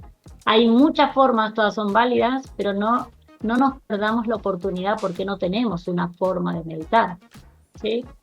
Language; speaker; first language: Spanish; native; Spanish